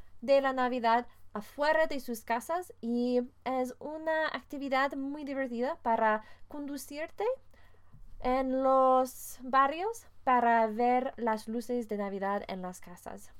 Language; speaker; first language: Spanish; non-native, fluent; English